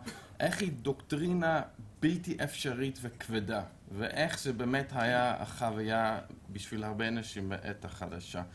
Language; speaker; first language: Hebrew; non-native, fluent; Dutch